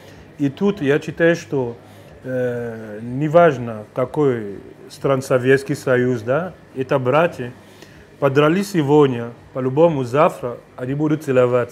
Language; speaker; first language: Russian; non-native, fluent; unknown